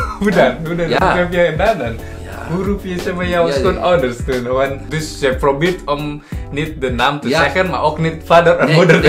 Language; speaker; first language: Dutch; non-native, learner; Indonesian